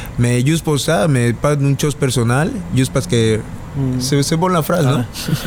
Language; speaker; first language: French; non-native, learner; Spanish